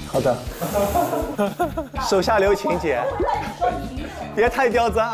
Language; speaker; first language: Chinese; native; Chinese